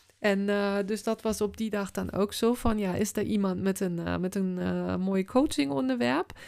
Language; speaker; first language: Dutch; non-native, fluent; German